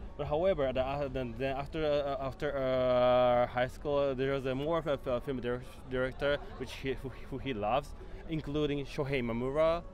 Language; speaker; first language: English; non-native, fluent; Japanese